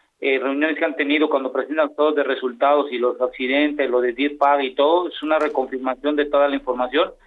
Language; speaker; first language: Spanish; native; Spanish